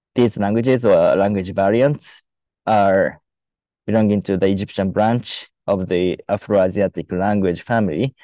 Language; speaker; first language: English; non-native, fluent; Japanese